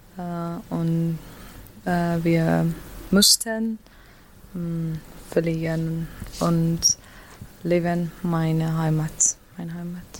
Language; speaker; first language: German; non-native, learner; Persian